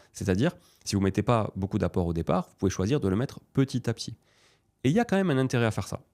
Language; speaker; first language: French; native; French